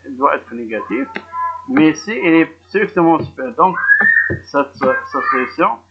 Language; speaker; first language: French; non-native, local second language; Arabic